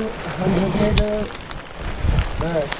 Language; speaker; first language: English; non-native, learner; Vietnamese